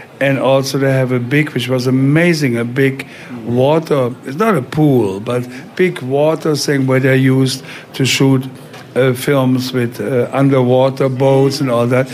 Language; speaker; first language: English; non-native, fluent; German